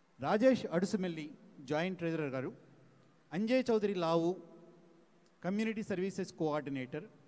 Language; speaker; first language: Telugu; native; Telugu